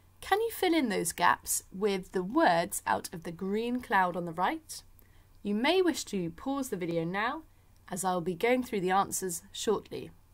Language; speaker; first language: English; native; English